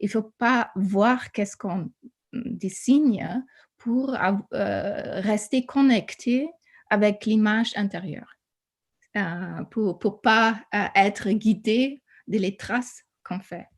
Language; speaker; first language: French; non-native, fluent; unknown